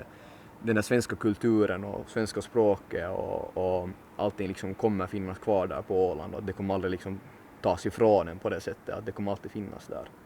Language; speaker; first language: Swedish; native; Swedish